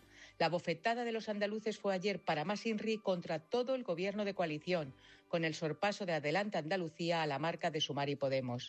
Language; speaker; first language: Spanish; native; Spanish